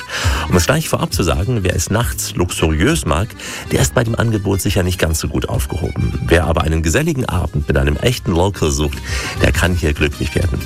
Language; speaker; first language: German; native; German